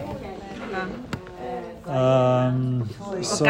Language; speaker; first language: Danish; non-native, learner; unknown